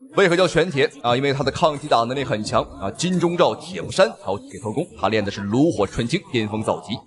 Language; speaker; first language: Chinese; native; Chinese